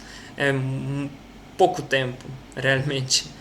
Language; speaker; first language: Portuguese; non-native, learner; Russian